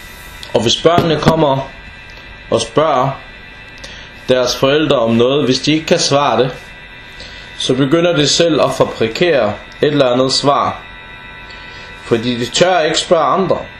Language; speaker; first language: Danish; non-native, fluent; Arabic